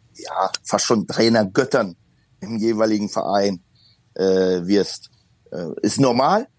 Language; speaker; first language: German; early bilingual, other home language; Polish